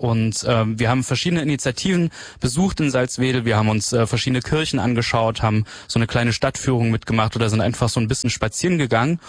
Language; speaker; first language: German; native; German